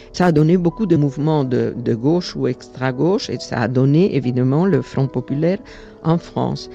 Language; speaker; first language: French; non-native, fluent; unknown